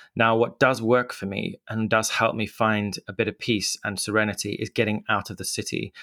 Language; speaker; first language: English; native; English